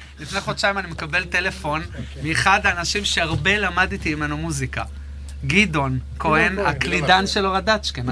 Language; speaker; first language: Hebrew; native; Hebrew